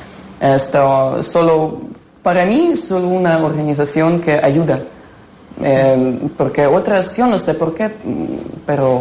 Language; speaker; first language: Spanish; non-native, learner; Ukrainian